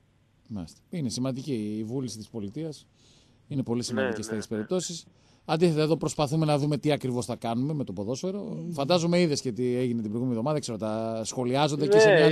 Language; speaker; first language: Greek; native; Greek